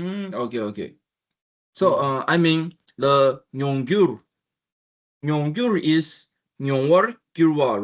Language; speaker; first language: English; non-native, learner; Chinese